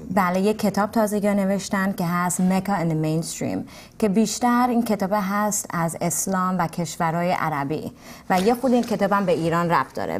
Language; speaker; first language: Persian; early bilingual, heritage; Persian